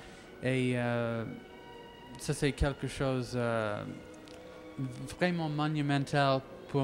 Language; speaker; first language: French; non-native, local second language; English